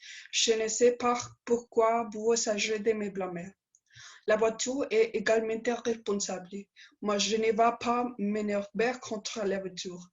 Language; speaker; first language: French; non-native, learner; Spanish